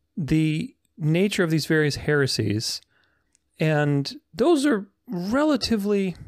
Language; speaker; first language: English; non-native, fluent; Romanian